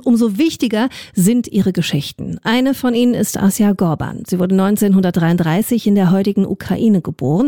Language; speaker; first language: German; native; German